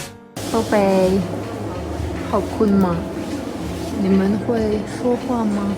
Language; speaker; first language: Chinese; non-native, learner; Indonesian